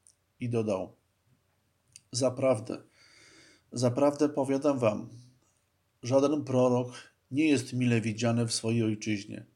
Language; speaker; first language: Polish; native; Polish